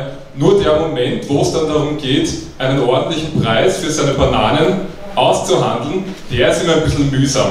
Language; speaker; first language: German; native; German